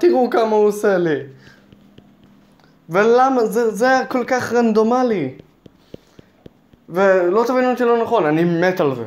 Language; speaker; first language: Hebrew; native; Hebrew